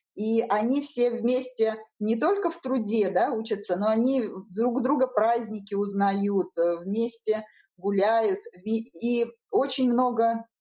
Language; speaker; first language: Russian; native; Russian